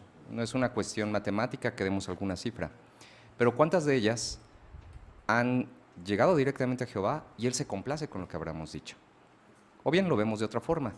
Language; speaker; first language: Spanish; native; Spanish